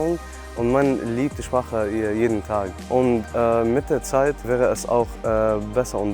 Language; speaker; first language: German; non-native, learner; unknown